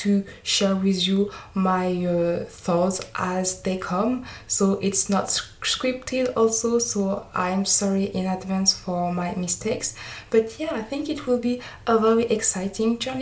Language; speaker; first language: English; non-native, fluent; French